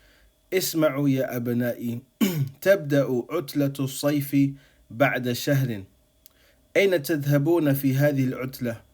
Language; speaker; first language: Arabic; non-native, fluent; English